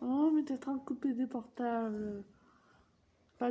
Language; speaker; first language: French; native; French